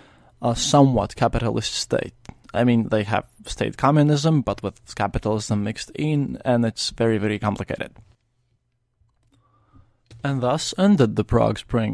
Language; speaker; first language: English; non-native, fluent; Latvian